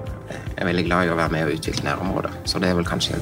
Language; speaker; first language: Norwegian; native; Norwegian